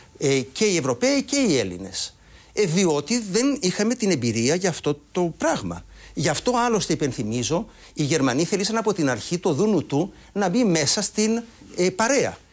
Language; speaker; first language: Greek; native; Greek